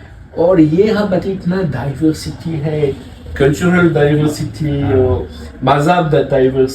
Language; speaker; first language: Hindi; non-native, learner; French